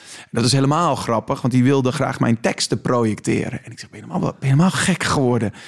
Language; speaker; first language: Dutch; native; Dutch